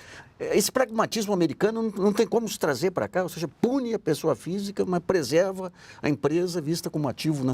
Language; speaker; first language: Portuguese; native; Portuguese